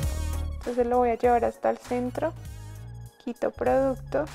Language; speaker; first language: Spanish; native; Spanish